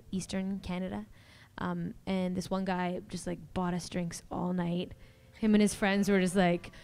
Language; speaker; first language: English; native; English